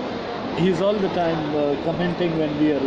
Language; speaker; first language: English; non-native, fluent; Pashto